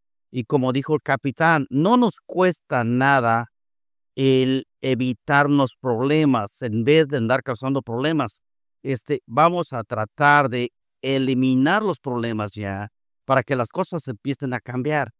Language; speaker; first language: Spanish; native; Spanish